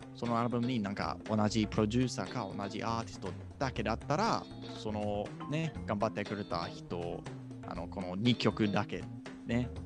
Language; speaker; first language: Japanese; non-native, fluent; English